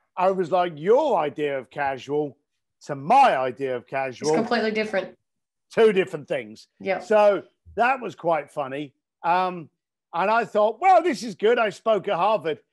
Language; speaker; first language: English; native; English